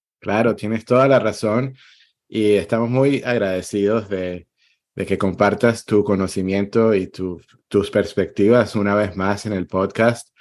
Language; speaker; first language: Spanish; native; Spanish